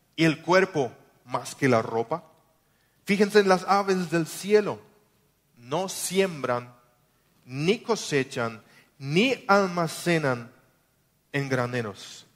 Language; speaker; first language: Spanish; non-native, local second language; German